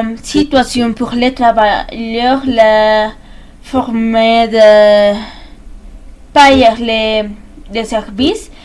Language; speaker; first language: French; non-native, learner; Spanish